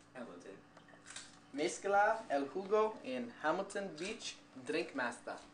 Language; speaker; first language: Spanish; non-native, learner; English